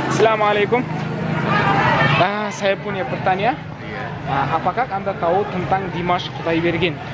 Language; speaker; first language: Indonesian; non-native, learner; Kazakh